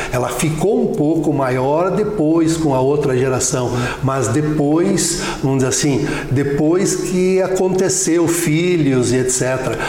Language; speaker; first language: Portuguese; non-native, local second language; Venetian